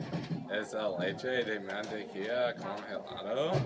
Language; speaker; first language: Spanish; non-native, learner; English